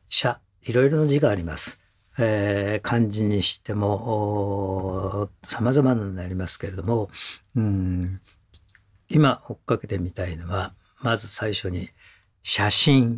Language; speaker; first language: Japanese; native; Japanese